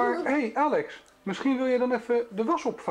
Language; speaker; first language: Dutch; native; Dutch